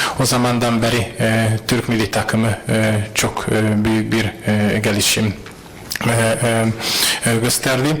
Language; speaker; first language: Turkish; non-native, fluent; Hungarian